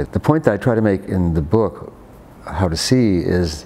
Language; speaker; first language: English; native; English